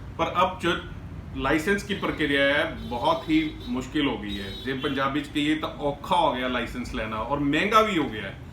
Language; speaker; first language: Hindi; non-native, local second language; Punjabi